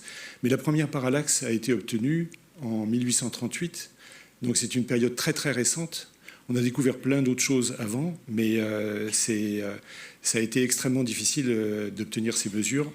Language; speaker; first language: French; native; French